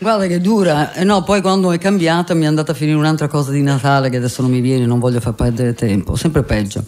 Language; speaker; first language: Italian; native; Italian